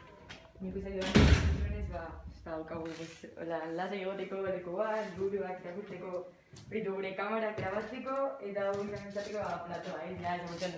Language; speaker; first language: Basque; non-native, local second language; Spanish